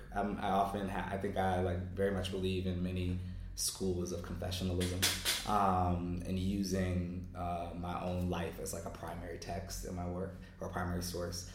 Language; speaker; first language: English; native; English